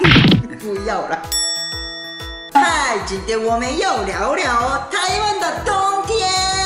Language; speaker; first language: Chinese; non-native, fluent; Japanese